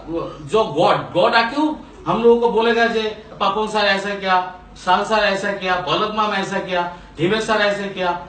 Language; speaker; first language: Hindi; non-native, local second language; Bangla